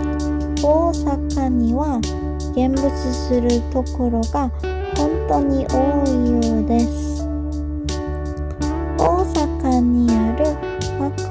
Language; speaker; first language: Japanese; non-native, fluent; Korean